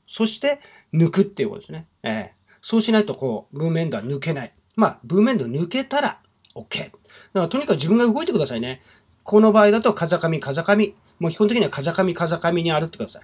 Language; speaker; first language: Japanese; native; Japanese